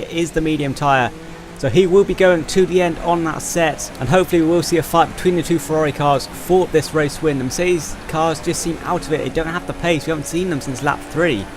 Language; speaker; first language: English; native; English